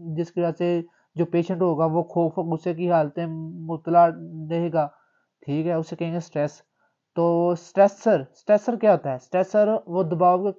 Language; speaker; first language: Urdu; native; Urdu